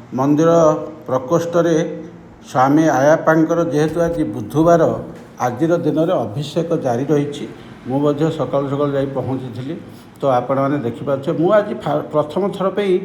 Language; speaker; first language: Odia; native; Odia